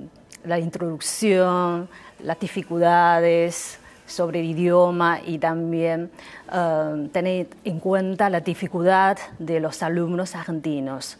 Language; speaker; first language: Spanish; non-native, fluent; Chinese